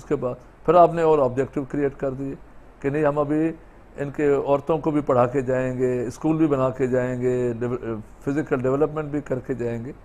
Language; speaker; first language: Urdu; non-native, local second language; Sindhi